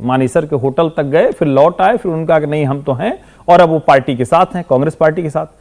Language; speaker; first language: Hindi; native; Hindi